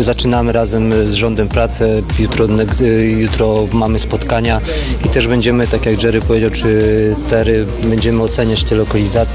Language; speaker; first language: Polish; native; Polish